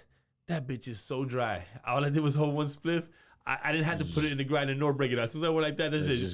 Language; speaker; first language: English; native; English